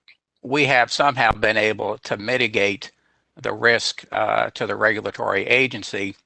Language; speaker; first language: English; native; English